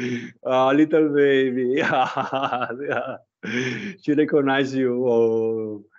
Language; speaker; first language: English; non-native, learner; Italian